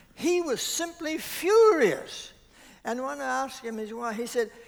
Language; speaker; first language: English; native; English